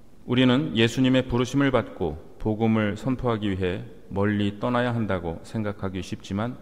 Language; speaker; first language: Korean; native; Korean